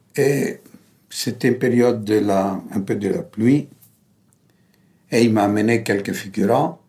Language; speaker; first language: French; non-native, fluent; Greek